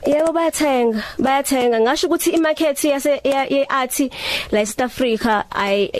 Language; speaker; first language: Zulu; non-native, local second language; Southern Sotho